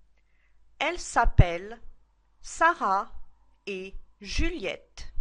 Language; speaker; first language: French; non-native, fluent; English